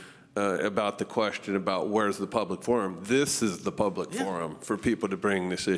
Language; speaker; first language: English; native; English